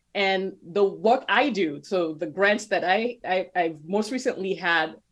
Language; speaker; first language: English; non-native, local second language; Yoruba